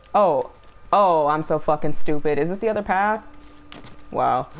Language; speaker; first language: English; native; English